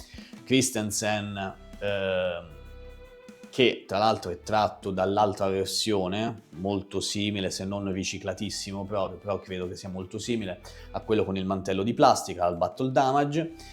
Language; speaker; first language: Italian; native; Italian